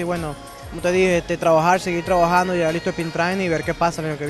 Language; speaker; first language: Spanish; native; Spanish